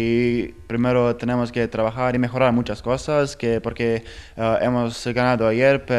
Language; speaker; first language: Spanish; non-native, fluent; Bosnian